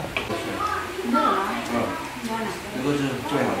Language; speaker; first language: Chinese; non-native, learner; Vietnamese